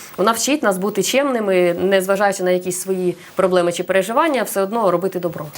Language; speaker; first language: Ukrainian; non-native, local second language; Russian